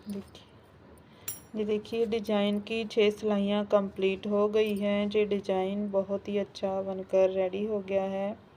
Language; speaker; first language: Hindi; non-native, local second language; Punjabi